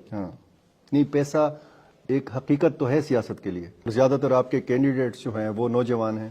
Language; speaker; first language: Urdu; native; Urdu